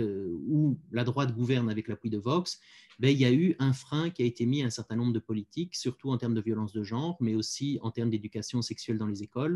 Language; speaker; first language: French; native; French